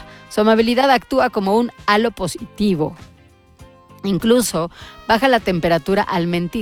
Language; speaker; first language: Spanish; native; Spanish